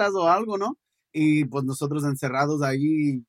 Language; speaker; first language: Spanish; early bilingual, heritage; Spanish